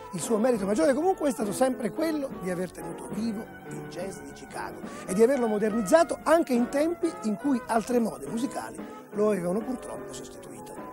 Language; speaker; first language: Italian; native; Italian